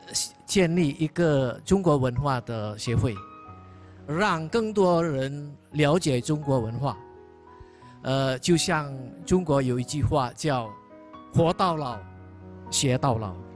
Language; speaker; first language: Chinese; non-native, fluent; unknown